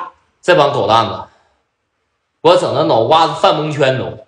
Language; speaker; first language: Chinese; native; Chinese